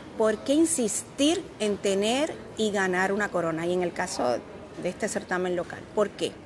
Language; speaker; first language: Spanish; native; Spanish